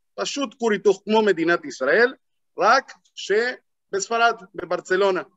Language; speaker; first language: Hebrew; non-native, fluent; Spanish